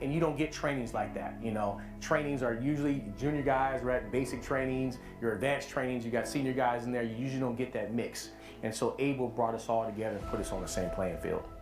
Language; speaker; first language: English; native; English